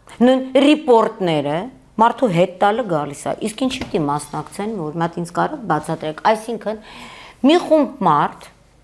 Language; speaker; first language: Armenian; native; Armenian